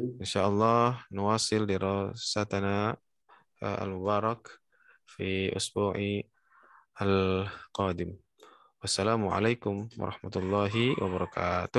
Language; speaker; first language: Arabic; non-native, fluent; Indonesian